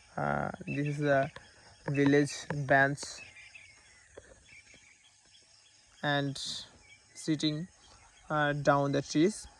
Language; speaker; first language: English; non-native, learner; Bangla